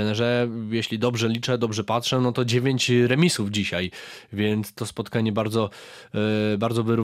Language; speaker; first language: Polish; native; Polish